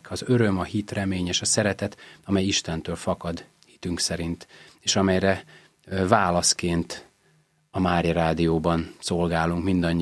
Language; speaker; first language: Hungarian; native; Hungarian